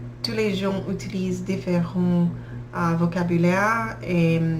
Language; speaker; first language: French; non-native, learner; English